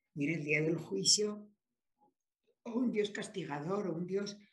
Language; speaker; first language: Spanish; native; Spanish